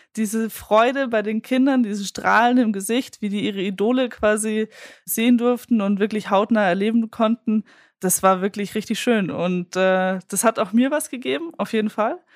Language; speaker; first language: German; native; German